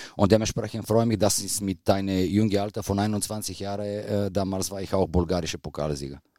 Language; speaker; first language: German; non-native, fluent; Bulgarian